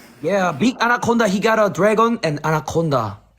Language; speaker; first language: English; non-native, learner; Korean